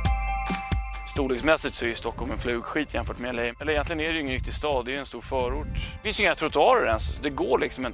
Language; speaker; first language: Swedish; native; Swedish